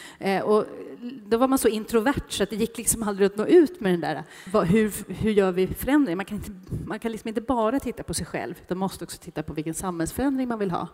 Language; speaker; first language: Swedish; native; Swedish